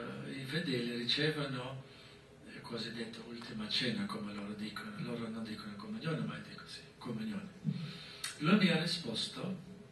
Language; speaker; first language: Italian; non-native, fluent; German